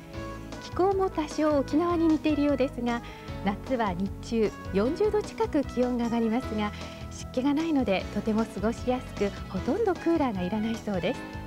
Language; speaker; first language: Japanese; native; Japanese